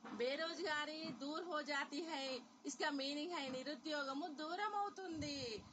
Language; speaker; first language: Hindi; non-native, local second language; Telugu